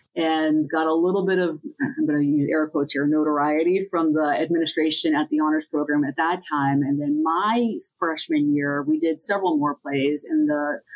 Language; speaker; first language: English; native; English